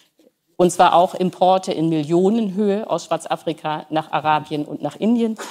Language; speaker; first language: German; native; German